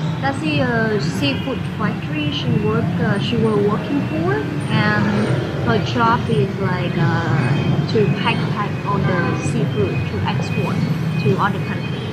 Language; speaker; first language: English; non-native, fluent; Vietnamese